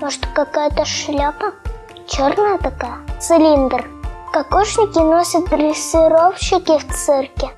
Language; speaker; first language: Russian; native; Russian